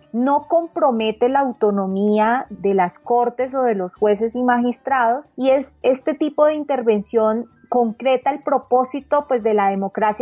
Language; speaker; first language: Spanish; native; Spanish